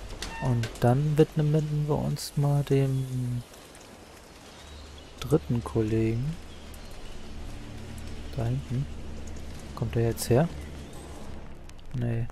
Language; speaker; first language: German; native; German